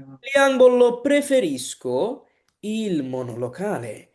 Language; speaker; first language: Italian; non-native, learner; Bangla